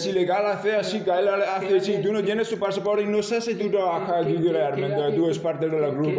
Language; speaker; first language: Spanish; non-native, learner; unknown